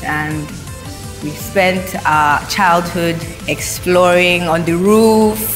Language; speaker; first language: English; non-native, local second language; Yoruba